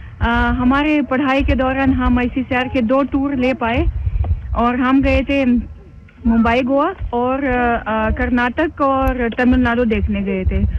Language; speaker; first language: Hindi; non-native, fluent; Russian